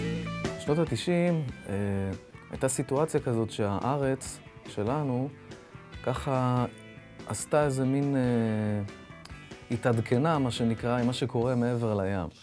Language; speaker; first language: Hebrew; native; Hebrew